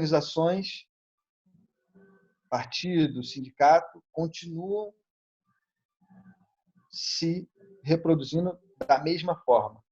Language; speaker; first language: Portuguese; native; Portuguese